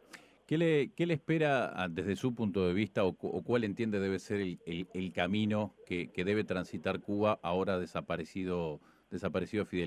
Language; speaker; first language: Spanish; native; Spanish